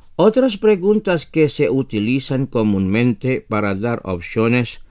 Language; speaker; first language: Spanish; non-native, fluent; Indonesian